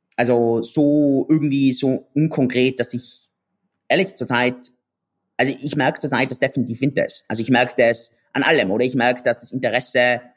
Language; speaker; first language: German; native; German